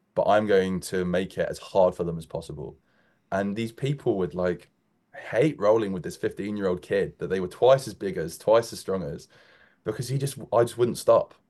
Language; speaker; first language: English; native; English